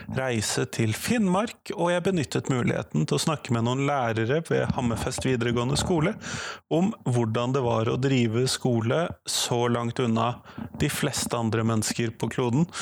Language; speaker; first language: Norwegian; native; Norwegian